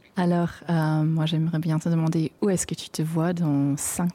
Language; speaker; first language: French; non-native, local second language; Luxembourgish